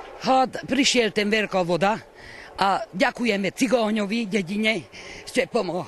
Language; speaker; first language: Slovak; non-native, local second language; Hungarian